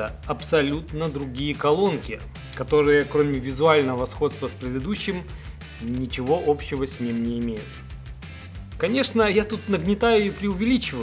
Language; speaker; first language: Russian; native; Russian